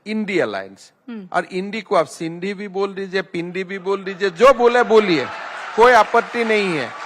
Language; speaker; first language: Hindi; non-native, local second language; Assamese